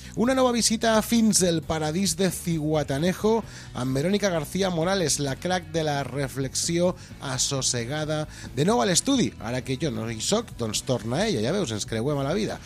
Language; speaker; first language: Catalan; native; Catalan